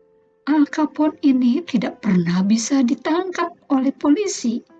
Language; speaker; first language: Indonesian; native; Indonesian